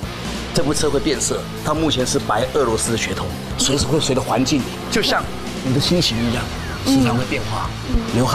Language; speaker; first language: Chinese; native; Chinese